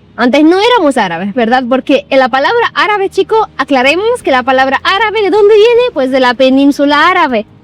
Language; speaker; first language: Spanish; non-native, fluent; Arabic